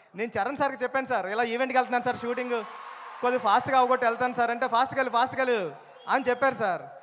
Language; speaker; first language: Telugu; native; Telugu